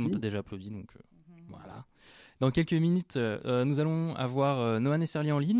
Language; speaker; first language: French; native; French